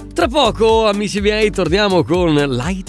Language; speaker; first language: Italian; native; Italian